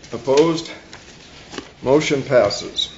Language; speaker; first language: English; native; English